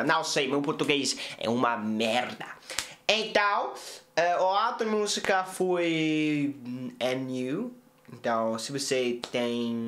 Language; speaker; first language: Portuguese; non-native, learner; English